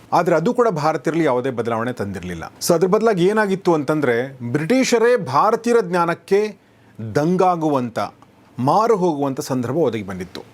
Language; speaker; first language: Kannada; native; Kannada